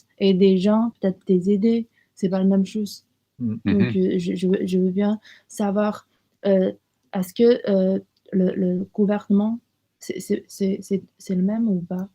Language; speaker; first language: French; non-native, learner; Chinese